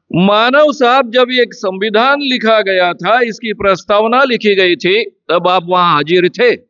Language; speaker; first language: Hindi; non-native, local second language; Marathi